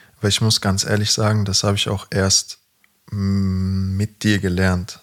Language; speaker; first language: German; native; German